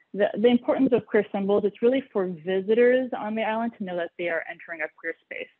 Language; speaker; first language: English; native; English